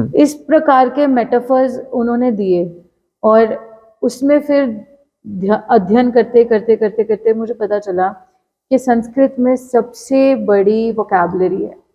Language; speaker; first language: Hindi; non-native, local second language; Punjabi